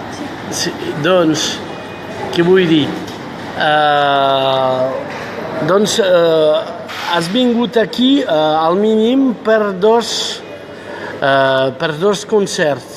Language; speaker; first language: Catalan; non-native, fluent; French